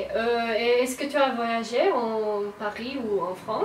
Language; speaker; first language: French; non-native, learner; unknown